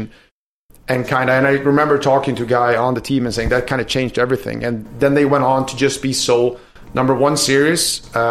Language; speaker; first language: English; non-native, fluent; Swedish